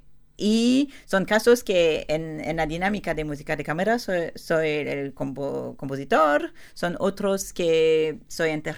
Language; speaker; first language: Spanish; non-native, learner; French